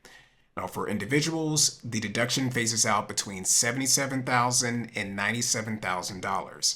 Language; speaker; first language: English; native; English